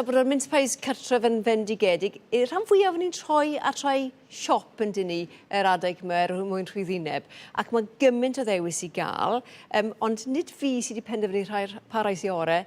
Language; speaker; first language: Welsh; native; Welsh